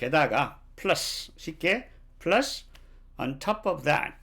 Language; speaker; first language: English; non-native, fluent; Korean